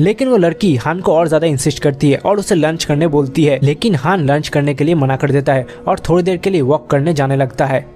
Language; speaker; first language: Hindi; native; Hindi